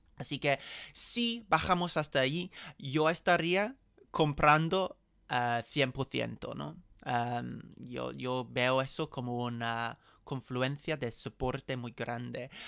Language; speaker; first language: Spanish; non-native, learner; English